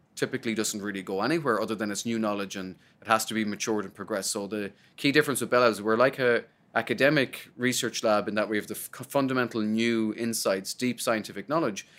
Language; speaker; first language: English; native; English